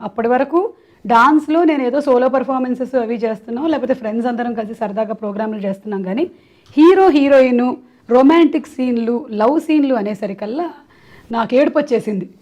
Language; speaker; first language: Telugu; non-native, local second language; Malayalam